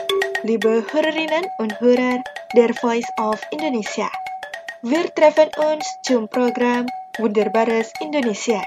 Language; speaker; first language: German; non-native, fluent; Indonesian